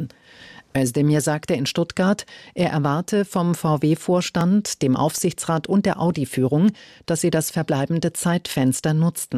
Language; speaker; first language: German; native; German